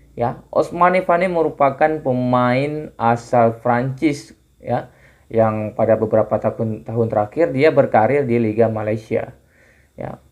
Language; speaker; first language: Indonesian; non-native, local second language; Achinese